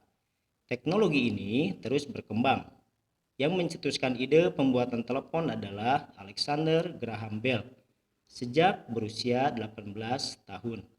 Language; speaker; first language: Indonesian; native; Indonesian